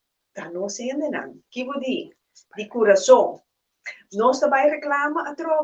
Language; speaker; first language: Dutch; non-native, local second language; Papiamento